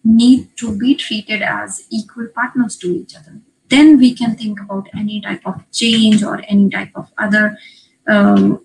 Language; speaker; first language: Punjabi; native; Punjabi